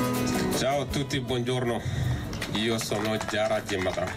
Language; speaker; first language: Italian; non-native, learner; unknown